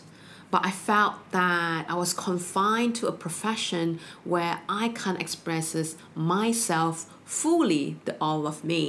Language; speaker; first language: English; non-native, local second language; Chinese